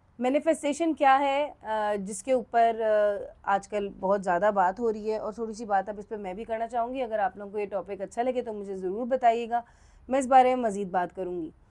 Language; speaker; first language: Urdu; native; Urdu